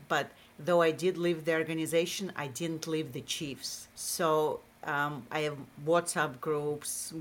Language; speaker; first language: English; non-native, fluent; Russian